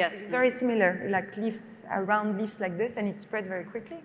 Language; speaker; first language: English; non-native, fluent; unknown